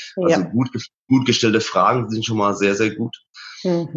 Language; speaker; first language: German; early bilingual, other home language; Persian